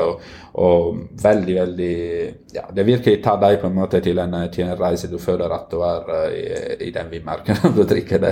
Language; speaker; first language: Norwegian; non-native, fluent; Italian